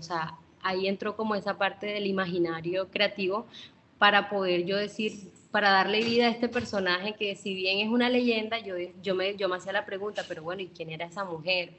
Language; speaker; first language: Spanish; non-native, local second language; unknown